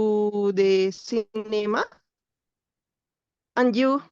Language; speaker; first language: English; non-native, learner; Spanish